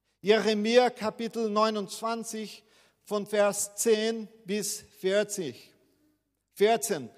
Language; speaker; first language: German; non-native, fluent; Portuguese